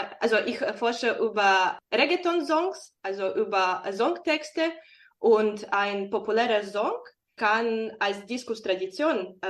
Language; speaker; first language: German; non-native, fluent; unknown